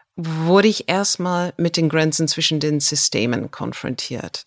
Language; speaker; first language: German; non-native, fluent; English